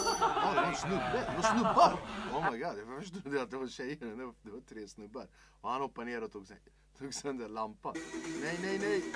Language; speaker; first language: Swedish; early bilingual, other home language; Kurdish